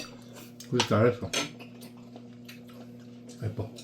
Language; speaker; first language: Korean; non-native, learner; Filipino